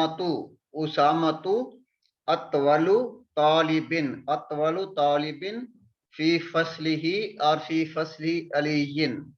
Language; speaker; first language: Arabic; non-native, fluent; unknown